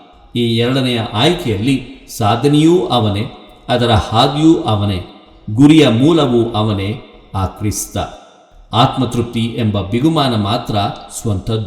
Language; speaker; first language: Kannada; native; Kannada